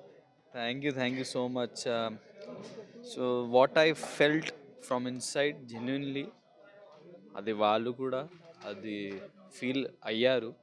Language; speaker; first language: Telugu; non-native, local second language; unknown